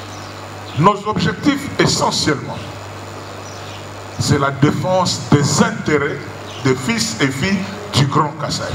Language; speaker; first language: French; non-native, local second language; Luba-Lulua